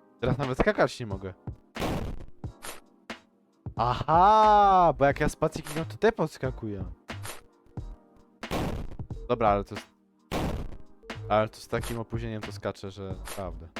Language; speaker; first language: Polish; native; Polish